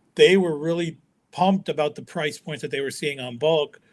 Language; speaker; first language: English; native; English